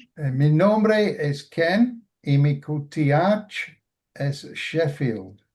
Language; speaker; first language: Spanish; non-native, learner; English